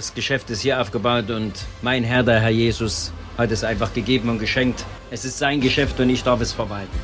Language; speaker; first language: German; native; German